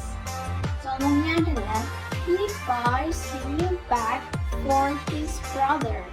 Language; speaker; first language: English; non-native, fluent; Indonesian